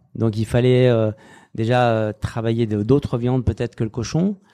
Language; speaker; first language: French; native; French